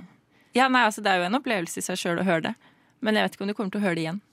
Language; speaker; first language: Norwegian; native; Norwegian